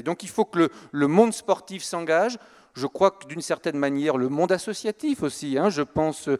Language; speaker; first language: French; native; French